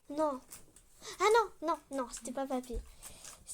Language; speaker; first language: French; native; French